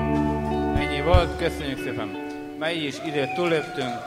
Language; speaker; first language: Hungarian; native; Hungarian